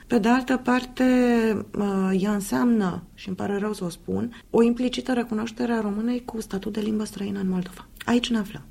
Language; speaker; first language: Romanian; native; Romanian